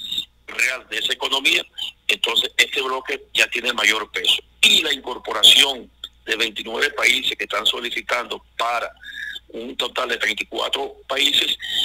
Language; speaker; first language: Spanish; native; Spanish